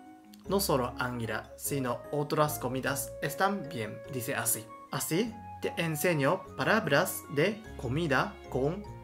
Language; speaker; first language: Spanish; non-native, learner; Japanese